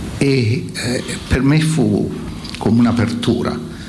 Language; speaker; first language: Italian; native; Italian